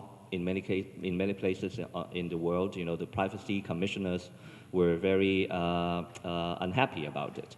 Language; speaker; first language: English; non-native, local second language; Cantonese